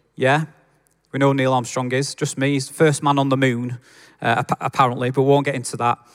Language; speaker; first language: English; native; English